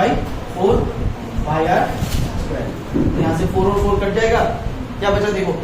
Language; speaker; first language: Hindi; native; Hindi